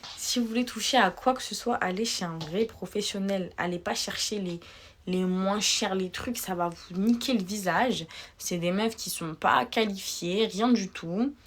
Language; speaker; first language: French; early bilingual, other home language; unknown